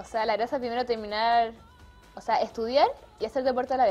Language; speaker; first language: Spanish; native; Spanish